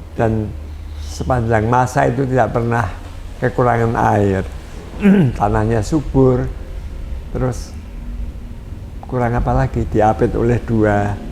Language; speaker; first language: Indonesian; non-native, local second language; Javanese